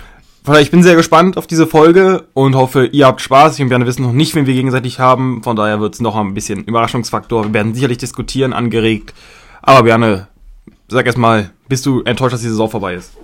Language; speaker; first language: German; native; German